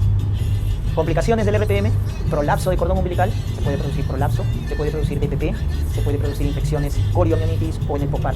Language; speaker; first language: Spanish; native; Spanish